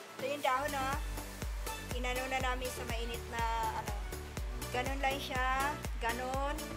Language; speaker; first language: Filipino; non-native, local second language; Waray